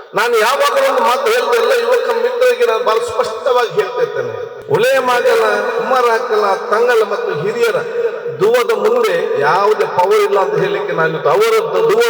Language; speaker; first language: Kannada; non-native, local second language; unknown